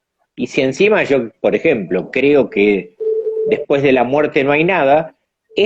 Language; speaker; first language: Spanish; native; Spanish